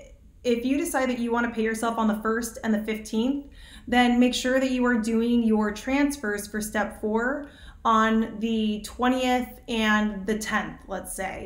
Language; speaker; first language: English; native; English